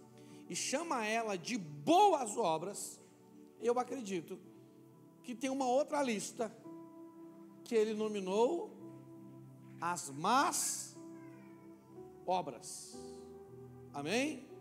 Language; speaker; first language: Portuguese; native; Portuguese